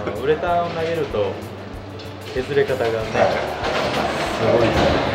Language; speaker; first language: Japanese; native; Japanese